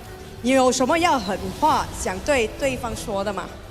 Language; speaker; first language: Chinese; early bilingual, heritage; Chinese